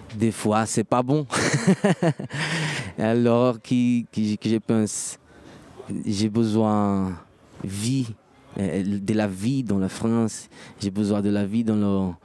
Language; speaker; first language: French; non-native, fluent; Portuguese